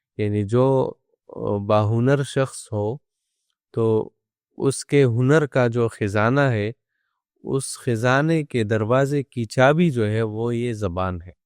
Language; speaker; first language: Urdu; non-native, local second language; Pashto